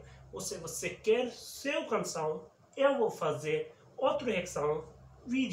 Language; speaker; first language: Portuguese; non-native, learner; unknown